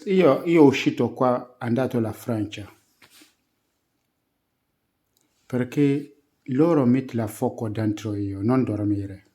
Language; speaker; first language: Italian; non-native, learner; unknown